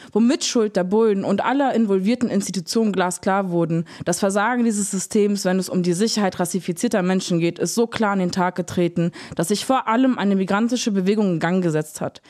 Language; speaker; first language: German; early bilingual, other home language; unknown